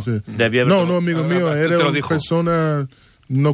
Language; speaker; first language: Spanish; non-native, learner; English